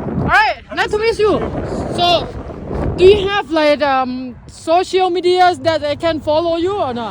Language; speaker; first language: English; non-native, learner; Thai